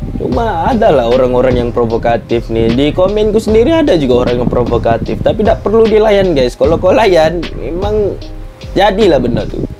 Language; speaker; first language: Malay; native; Malay